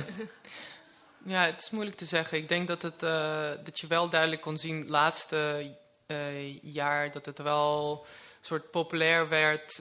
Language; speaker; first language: Dutch; non-native, fluent; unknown